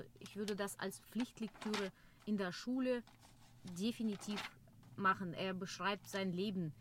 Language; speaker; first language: German; non-native, fluent; Russian